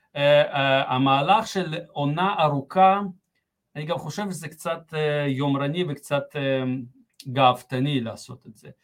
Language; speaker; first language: Hebrew; early bilingual, other home language; Russian